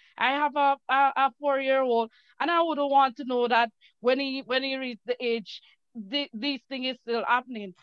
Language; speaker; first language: English; native; English